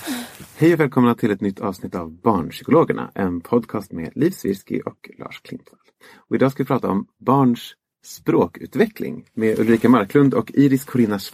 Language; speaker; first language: Swedish; native; Swedish